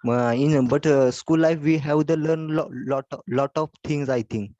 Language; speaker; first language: English; non-native, learner; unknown